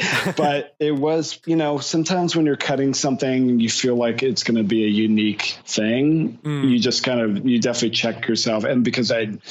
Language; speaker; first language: English; native; English